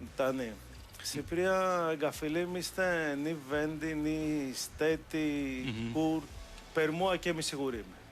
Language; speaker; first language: Albanian; non-native, learner; Greek